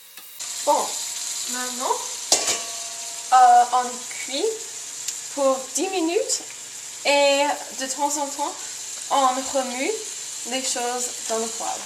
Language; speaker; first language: French; non-native, learner; English